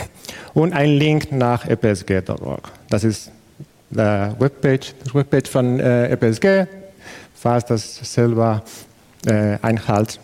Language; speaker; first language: German; non-native, fluent; Spanish